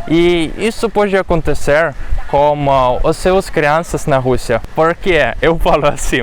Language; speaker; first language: Portuguese; non-native, fluent; Russian